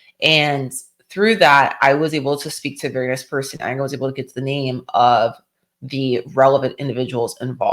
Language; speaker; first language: English; native; English